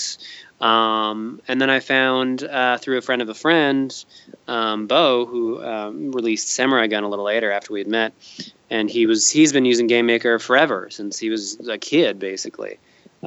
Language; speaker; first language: English; native; English